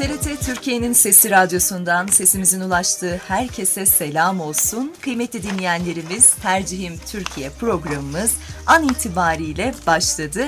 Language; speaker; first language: Turkish; native; Turkish